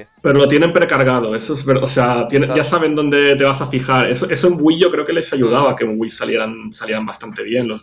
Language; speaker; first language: Spanish; native; Spanish